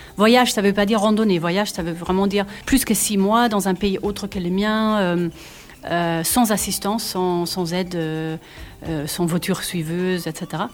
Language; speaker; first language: French; non-native, fluent; German